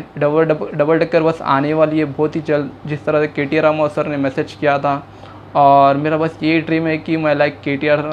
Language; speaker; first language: Hindi; non-native, local second language; Urdu